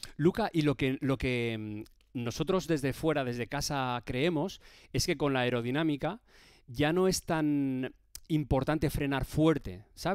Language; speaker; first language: Spanish; native; Spanish